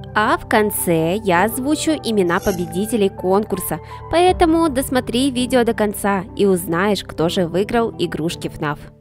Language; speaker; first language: Russian; native; Russian